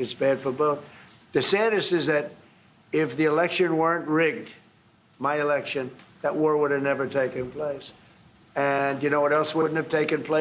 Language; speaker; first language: English; native; English